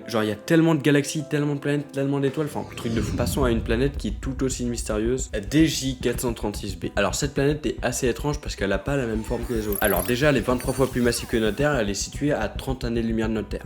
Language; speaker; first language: French; native; French